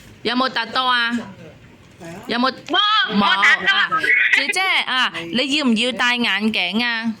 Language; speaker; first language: Chinese; native; Chinese